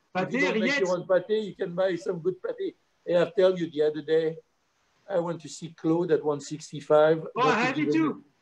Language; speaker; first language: English; non-native, fluent; French